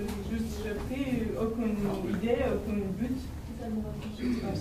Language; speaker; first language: French; non-native, learner; Georgian